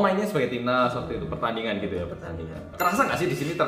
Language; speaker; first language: Indonesian; native; Indonesian